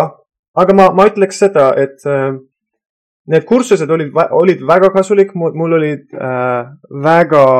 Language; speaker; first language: Estonian; non-native, fluent; Persian